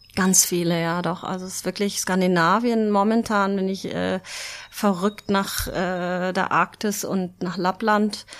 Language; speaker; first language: German; native; German